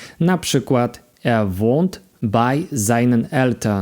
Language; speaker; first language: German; non-native, fluent; Polish